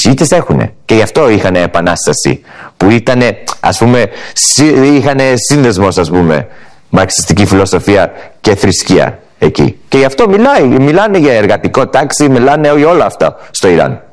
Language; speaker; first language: Greek; early bilingual, heritage; Greek